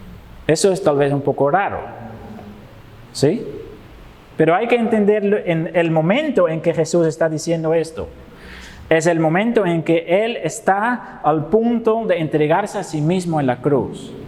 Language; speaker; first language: Spanish; non-native, fluent; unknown